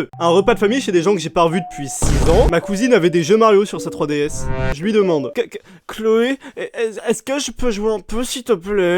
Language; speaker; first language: French; native; French